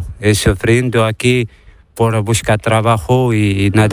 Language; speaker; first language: Spanish; non-native, learner; Arabic